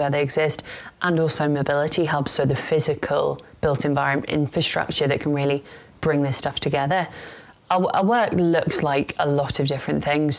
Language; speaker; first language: English; native; English